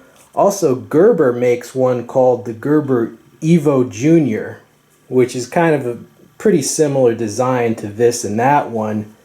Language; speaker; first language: English; native; English